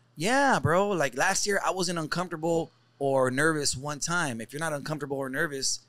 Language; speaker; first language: English; native; English